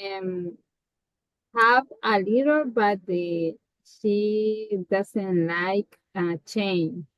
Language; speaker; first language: English; non-native, learner; Spanish